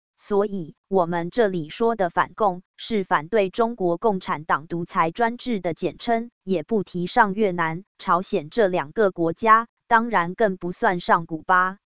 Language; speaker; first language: Chinese; native; Chinese